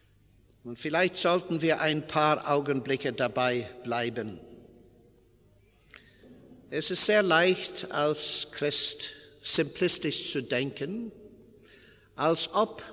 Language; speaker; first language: German; non-native, fluent; English